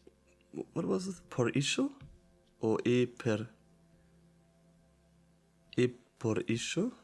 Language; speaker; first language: Portuguese; non-native, learner; Italian